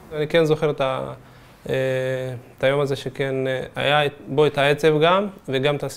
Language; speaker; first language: Hebrew; early bilingual, other home language; Amharic